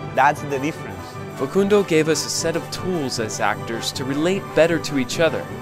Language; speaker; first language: English; native; English